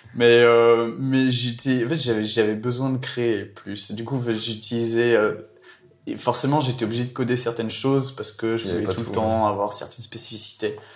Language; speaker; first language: French; native; French